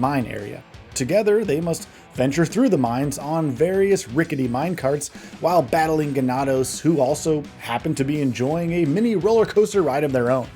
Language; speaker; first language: English; native; English